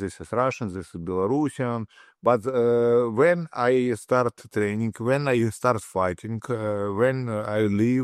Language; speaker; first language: English; non-native, learner; Russian